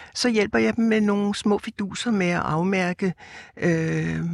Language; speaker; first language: Danish; native; Danish